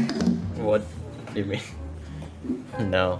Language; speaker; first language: English; non-native, fluent; Indonesian